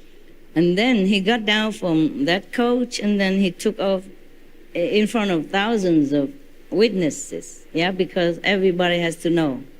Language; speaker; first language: English; non-native, fluent; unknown